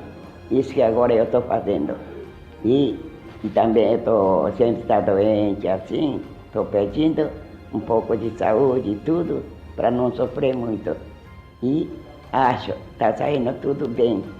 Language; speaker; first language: Portuguese; early bilingual, heritage; Japanese